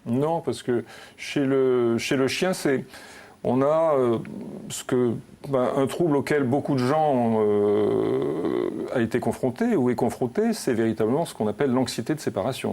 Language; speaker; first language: French; native; French